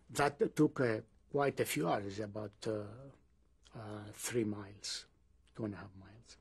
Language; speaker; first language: English; non-native, fluent; Greek